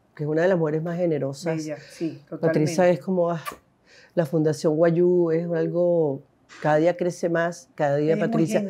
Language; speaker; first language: Spanish; native; Spanish